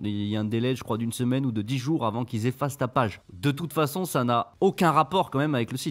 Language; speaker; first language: French; native; French